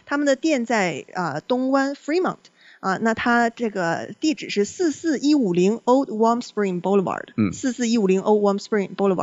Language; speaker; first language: Chinese; native; Chinese